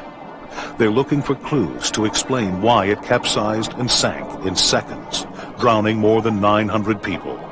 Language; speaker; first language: English; native; English